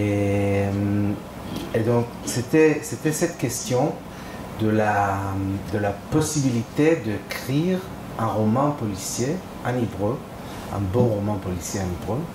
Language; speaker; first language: French; non-native, fluent; Hebrew